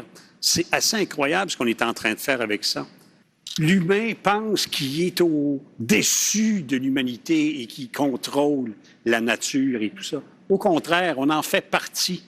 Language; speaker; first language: French; native; French